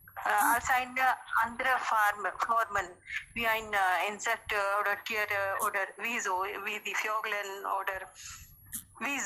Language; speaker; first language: German; non-native, learner; Hindi